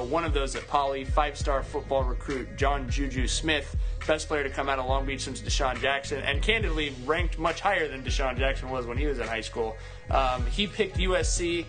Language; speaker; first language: English; native; English